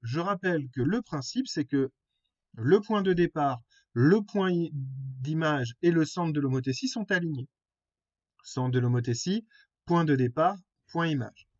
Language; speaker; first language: French; native; French